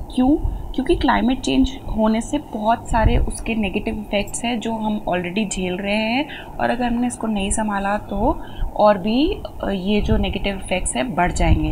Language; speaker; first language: Hindi; native; Hindi